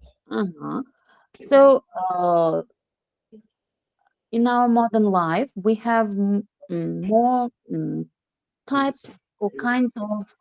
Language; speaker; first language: English; non-native, learner; Russian